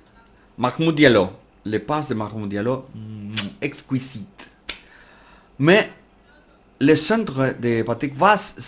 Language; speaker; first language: French; non-native, learner; Spanish